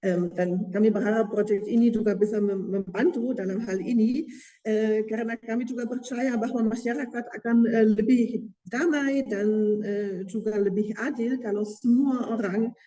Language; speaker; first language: Indonesian; non-native, fluent; German